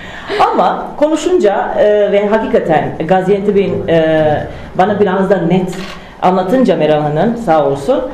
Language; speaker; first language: Turkish; non-native, fluent; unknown